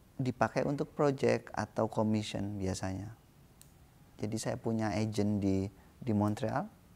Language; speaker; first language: Indonesian; native; Indonesian